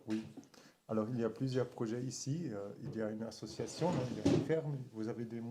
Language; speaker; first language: French; non-native, learner; German